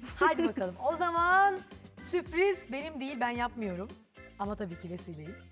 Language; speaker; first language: Turkish; native; Turkish